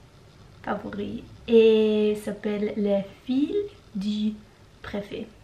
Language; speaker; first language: French; non-native, learner; Norwegian